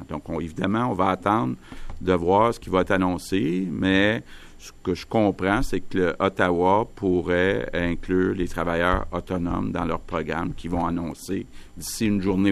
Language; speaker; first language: French; native; French